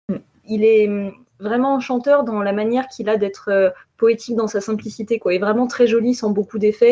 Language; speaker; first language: French; native; French